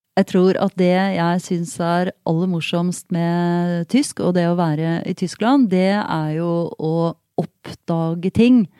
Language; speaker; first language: Norwegian; native; Norwegian